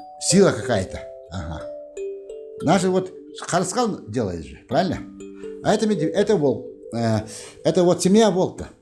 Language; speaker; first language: Russian; non-native, local second language; Yakut